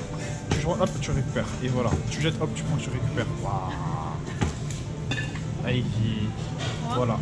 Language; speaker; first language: French; native; French